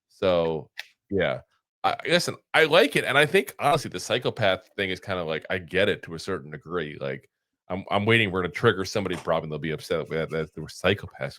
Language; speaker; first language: English; native; English